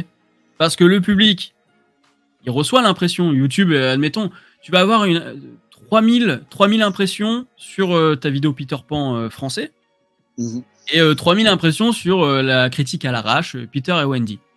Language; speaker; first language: French; native; French